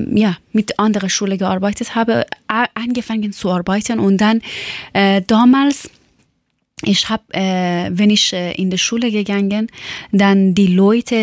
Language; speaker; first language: German; non-native, learner; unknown